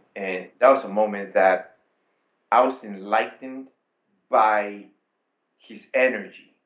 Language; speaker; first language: English; non-native, fluent; Spanish